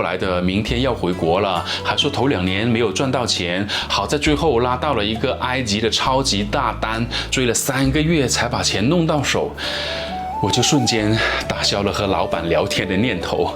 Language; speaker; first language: Chinese; native; Chinese